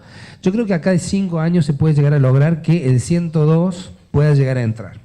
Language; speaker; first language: Spanish; native; Spanish